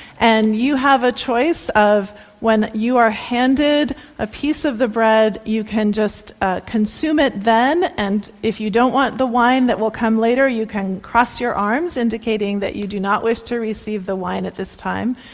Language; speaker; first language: English; native; English